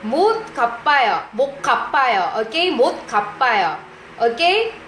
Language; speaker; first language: Korean; non-native, fluent; Iloko